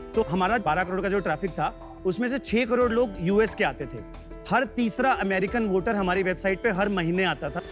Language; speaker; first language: Hindi; native; Hindi